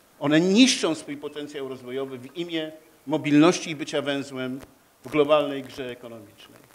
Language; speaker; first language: Polish; native; Polish